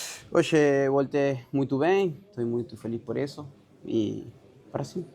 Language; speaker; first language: Portuguese; non-native, learner; Spanish